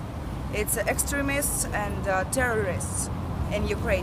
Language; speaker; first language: English; non-native, learner; Russian